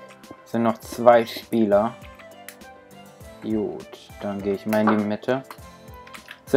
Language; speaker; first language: German; native; German